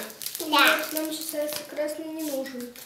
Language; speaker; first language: Russian; native; Russian